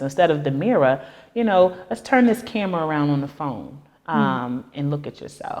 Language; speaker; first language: English; native; English